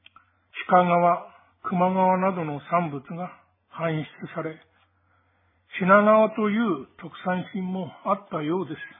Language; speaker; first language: Japanese; native; Japanese